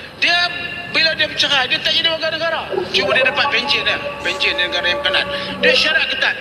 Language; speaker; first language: Malay; native; Malay